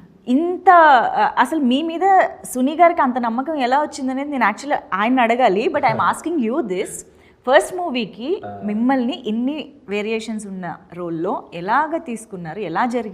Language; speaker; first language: Telugu; native; Telugu